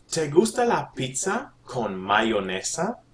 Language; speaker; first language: Spanish; non-native, fluent; English